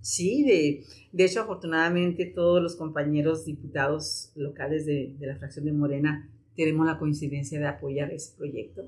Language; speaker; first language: Spanish; native; Spanish